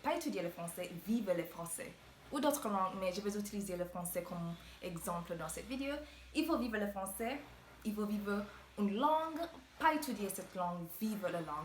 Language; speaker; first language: French; non-native, learner; English